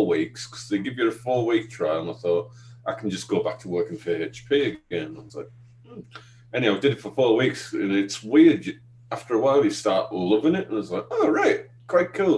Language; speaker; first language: English; native; English